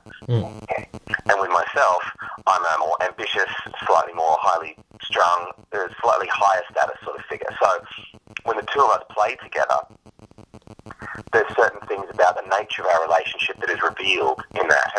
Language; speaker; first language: English; native; English